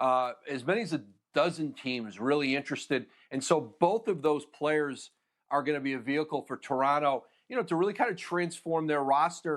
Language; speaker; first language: English; native; English